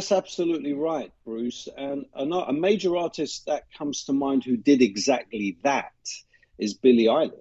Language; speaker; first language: English; native; English